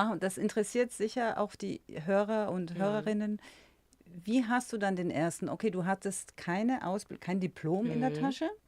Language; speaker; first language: German; non-native, fluent; Greek